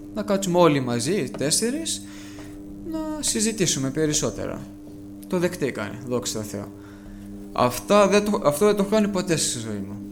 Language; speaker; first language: Greek; early bilingual, heritage; Greek